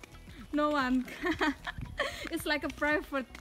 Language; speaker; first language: English; non-native, learner; Indonesian